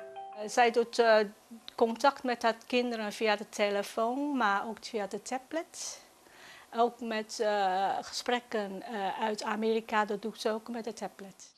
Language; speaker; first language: Dutch; non-native, fluent; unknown